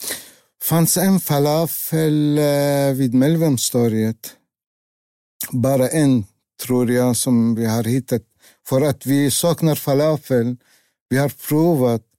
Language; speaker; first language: Swedish; non-native, learner; Arabic